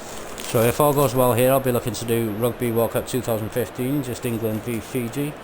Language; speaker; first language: English; native; English